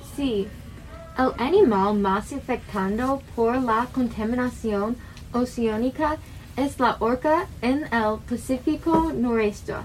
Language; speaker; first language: Spanish; non-native, learner; English